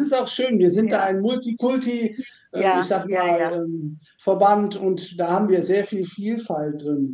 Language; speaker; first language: German; native; German